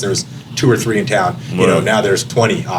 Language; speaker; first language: English; native; English